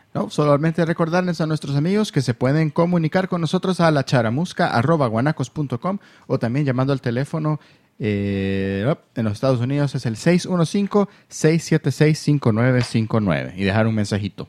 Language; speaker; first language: Spanish; native; Spanish